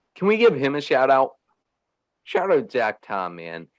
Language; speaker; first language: English; native; English